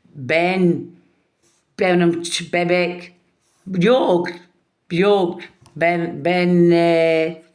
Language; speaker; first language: Turkish; non-native, learner; English